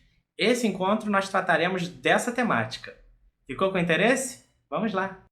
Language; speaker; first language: Portuguese; native; Portuguese